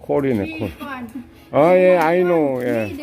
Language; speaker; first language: English; non-native, learner; Korean